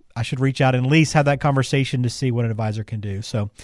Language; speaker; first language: English; native; English